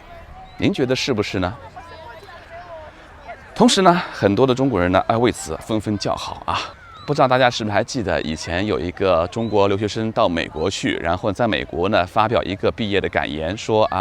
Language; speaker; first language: Chinese; native; Chinese